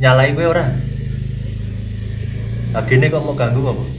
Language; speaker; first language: Indonesian; native; Indonesian